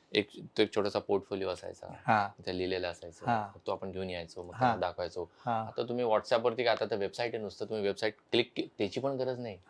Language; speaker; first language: Marathi; native; Marathi